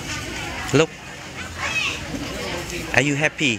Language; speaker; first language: English; non-native, learner; Vietnamese